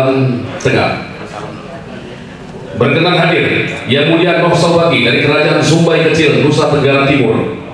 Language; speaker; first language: Indonesian; native; Indonesian